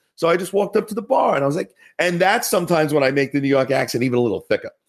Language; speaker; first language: English; native; English